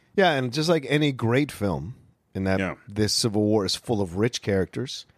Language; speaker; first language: English; native; English